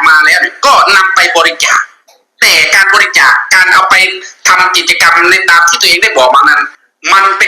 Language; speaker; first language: Thai; native; Thai